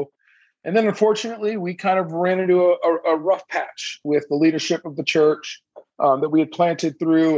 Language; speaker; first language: English; early bilingual, other home language; Persian